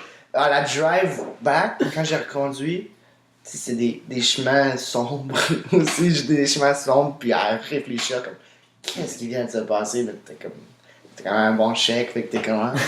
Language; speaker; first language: French; native; French